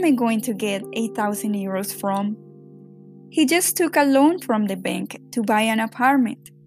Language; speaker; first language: English; non-native, fluent; Spanish